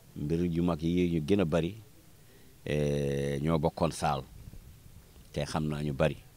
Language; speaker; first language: Wolof; non-native, local second language; Fula